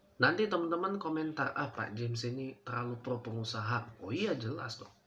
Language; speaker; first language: Indonesian; non-native, fluent; English